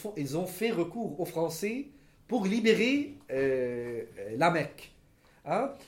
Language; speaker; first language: French; non-native, local second language; Arabic